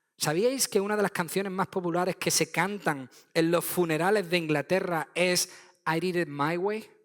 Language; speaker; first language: Spanish; native; Spanish